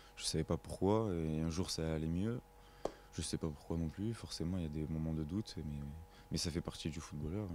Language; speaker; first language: French; native; French